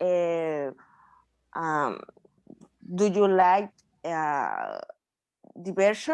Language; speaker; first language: English; non-native, learner; Spanish